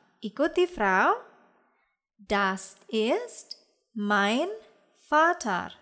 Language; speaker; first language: German; non-native, fluent; Indonesian